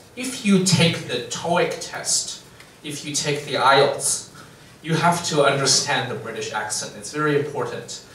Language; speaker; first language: English; non-native, fluent; Chinese